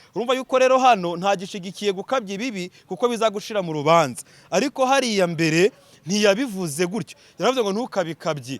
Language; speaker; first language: Kinyarwanda; native; Kinyarwanda